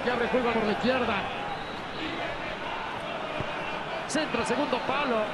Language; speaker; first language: Spanish; native; Spanish